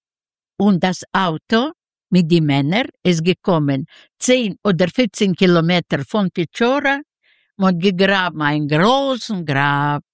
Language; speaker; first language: German; non-native, learner; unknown